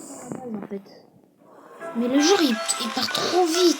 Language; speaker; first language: French; native; French